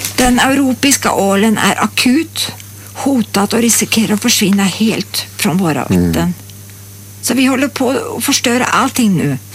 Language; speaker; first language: Swedish; native; Swedish